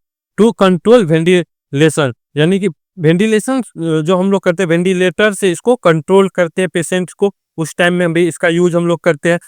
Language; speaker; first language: Hindi; native; Hindi